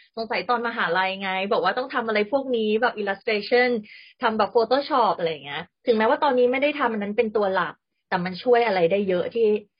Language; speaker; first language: Thai; native; Thai